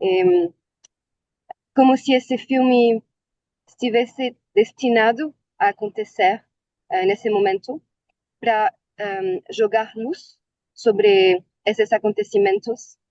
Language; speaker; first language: Portuguese; non-native, learner; Arabic